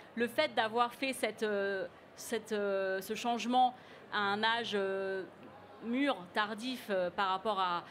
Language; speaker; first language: French; early bilingual, other home language; Cantonese